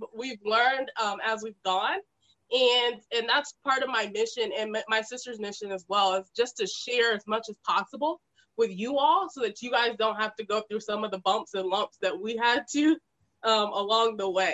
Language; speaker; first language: English; native; English